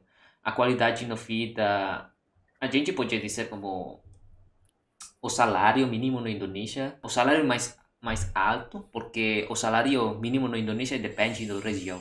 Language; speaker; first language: Portuguese; non-native, fluent; Indonesian